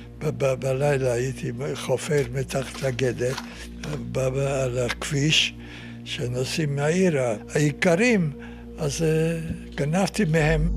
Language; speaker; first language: Hebrew; non-native, fluent; Yiddish